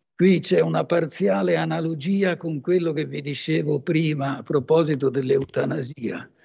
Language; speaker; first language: Italian; native; Italian